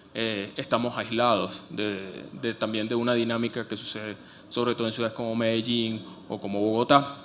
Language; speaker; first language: Spanish; native; Spanish